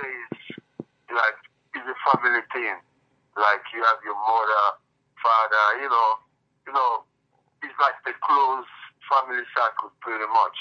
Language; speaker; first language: English; non-native, local second language; Krio